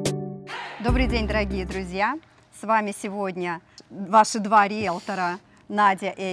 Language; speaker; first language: Russian; native; Russian